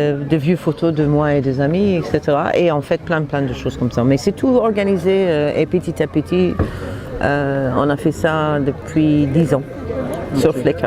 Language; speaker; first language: French; non-native, fluent; English